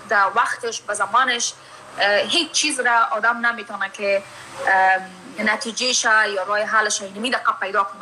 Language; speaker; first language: Persian; early bilingual, heritage; Persian